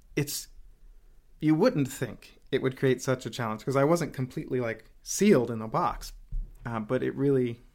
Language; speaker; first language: English; native; English